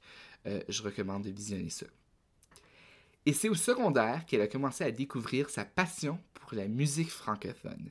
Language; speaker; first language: French; native; French